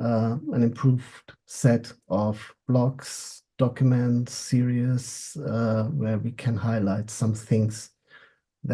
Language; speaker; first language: English; non-native, fluent; German